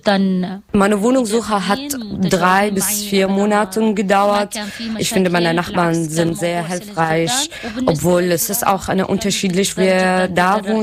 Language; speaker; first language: German; non-native, learner; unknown